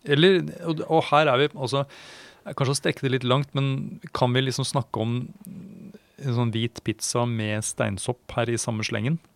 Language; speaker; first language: Norwegian; non-native, fluent; Swedish